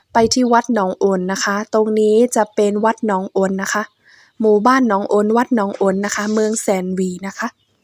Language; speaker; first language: Thai; non-native, local second language; Shan